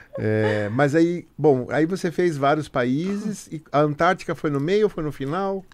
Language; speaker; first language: Portuguese; native; Portuguese